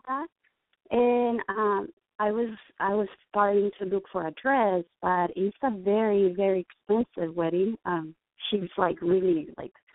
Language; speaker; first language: English; non-native, fluent; Spanish